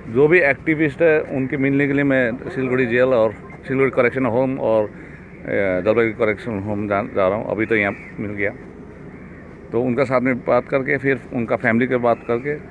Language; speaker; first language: Hindi; non-native, local second language; Nepali